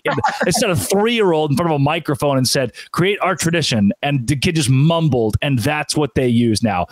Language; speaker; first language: English; native; English